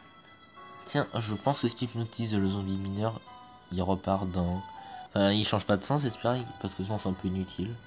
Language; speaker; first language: French; native; French